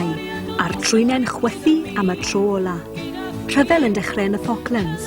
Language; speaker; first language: Welsh; native; Welsh